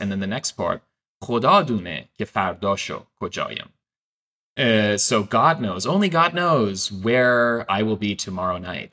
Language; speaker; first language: English; non-native, fluent; Persian